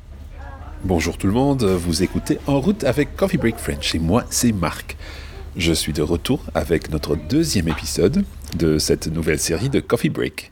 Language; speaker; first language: French; non-native, fluent; English